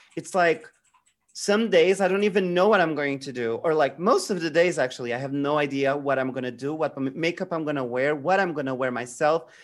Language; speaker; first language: English; non-native, fluent; Portuguese